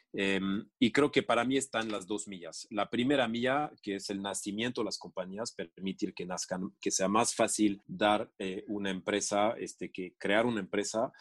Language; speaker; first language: Spanish; non-native, fluent; French